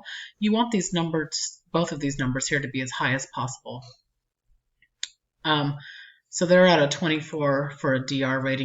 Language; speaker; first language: English; native; English